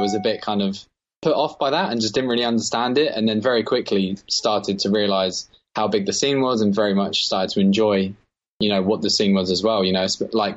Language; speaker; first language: English; native; English